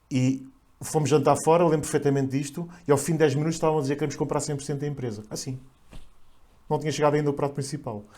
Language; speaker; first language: Portuguese; native; Portuguese